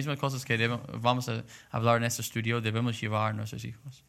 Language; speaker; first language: Spanish; non-native, learner; English